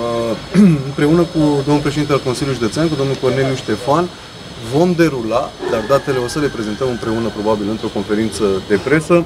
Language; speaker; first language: Romanian; native; Romanian